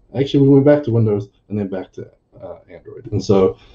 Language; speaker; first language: English; native; English